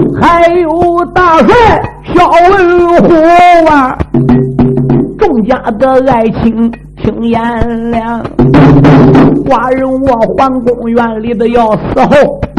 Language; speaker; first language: Chinese; native; Chinese